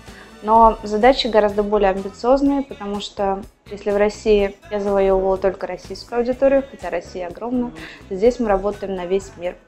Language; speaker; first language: Russian; native; Russian